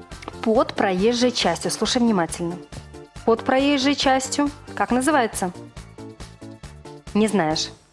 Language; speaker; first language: Russian; native; Russian